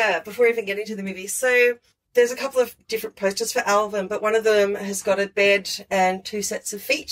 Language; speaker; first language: English; native; English